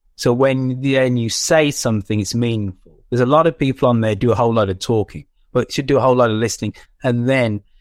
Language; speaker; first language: English; native; English